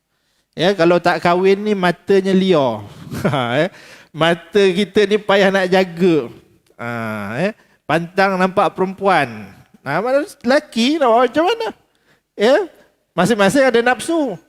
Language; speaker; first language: Malay; native; Malay